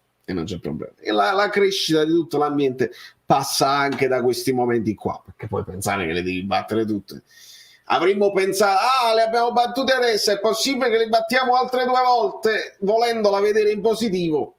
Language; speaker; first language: Italian; native; Italian